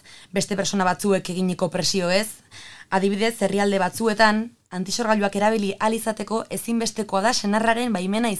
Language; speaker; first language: Basque; native; Basque